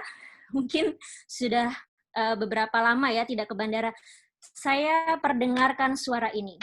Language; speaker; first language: Indonesian; native; Indonesian